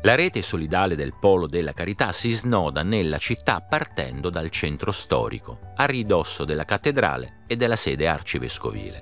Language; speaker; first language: Italian; native; Italian